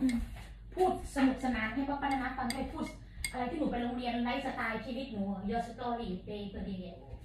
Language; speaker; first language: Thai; native; Thai